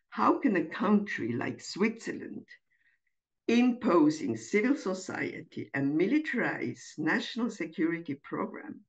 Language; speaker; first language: English; non-native, fluent; German